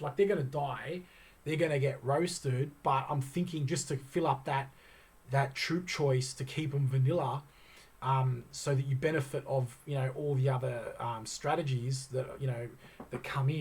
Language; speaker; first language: English; native; English